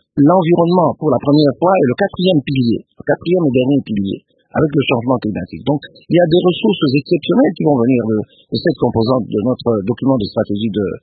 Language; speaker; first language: French; non-native, local second language; Lingala